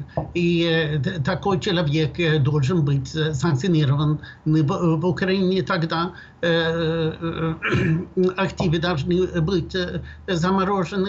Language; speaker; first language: Russian; non-native, fluent; Swedish